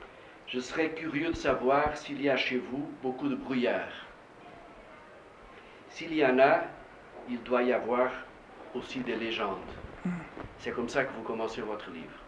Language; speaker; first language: French; non-native, fluent; Portuguese